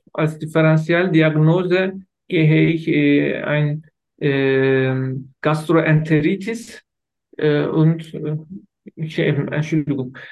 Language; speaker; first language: German; non-native, learner; Turkish